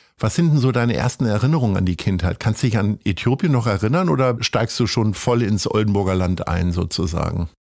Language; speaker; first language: German; native; German